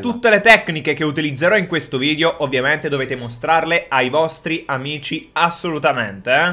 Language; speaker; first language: Italian; native; Italian